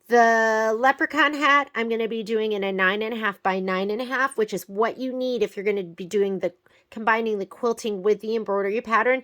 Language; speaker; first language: English; native; English